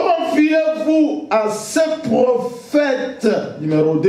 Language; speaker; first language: French; non-native, local second language; Lingala